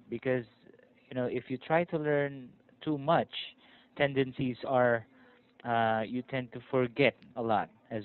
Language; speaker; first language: English; non-native, fluent; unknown